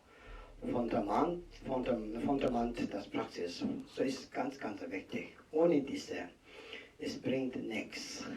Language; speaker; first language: German; non-native, learner; Tibetan